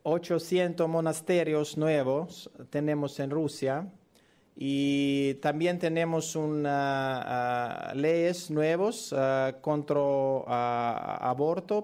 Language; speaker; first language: Spanish; non-native, learner; Russian